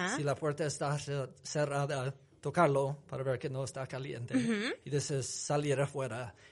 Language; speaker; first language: Spanish; non-native, fluent; English